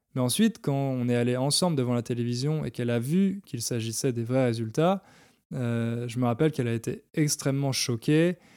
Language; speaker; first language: French; native; French